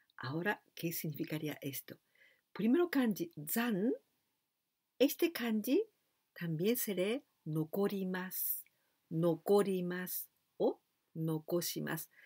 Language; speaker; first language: Spanish; non-native, fluent; Japanese